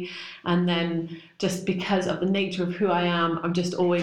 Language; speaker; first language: English; native; English